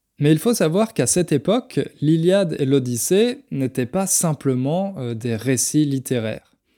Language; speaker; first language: French; native; French